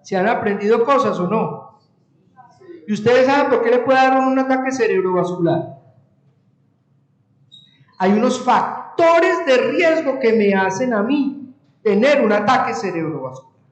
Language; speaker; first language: Spanish; native; Spanish